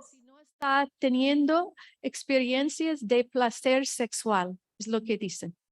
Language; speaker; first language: Spanish; non-native, fluent; English